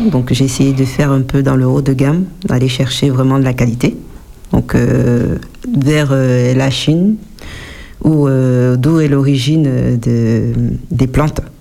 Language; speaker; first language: French; native; French